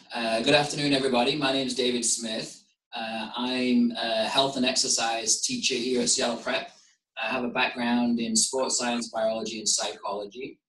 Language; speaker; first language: English; native; English